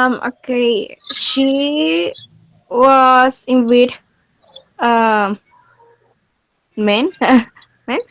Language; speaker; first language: English; non-native, learner; Spanish